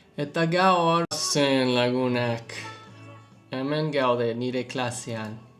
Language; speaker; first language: Basque; non-native, learner; English